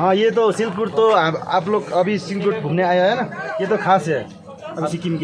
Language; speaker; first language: Hindi; non-native, local second language; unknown